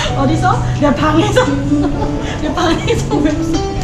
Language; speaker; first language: Korean; non-native, learner; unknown